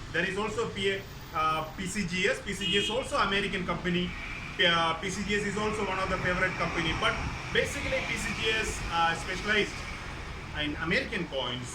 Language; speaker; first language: English; non-native, local second language; Malayalam